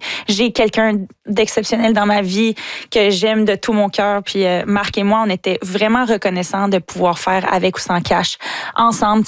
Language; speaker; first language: French; native; French